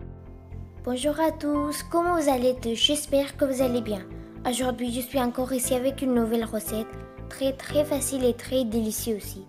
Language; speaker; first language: French; non-native, fluent; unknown